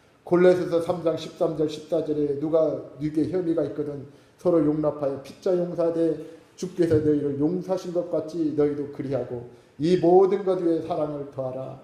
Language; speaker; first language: Korean; native; Korean